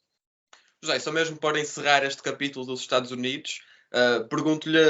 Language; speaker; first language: Portuguese; native; Portuguese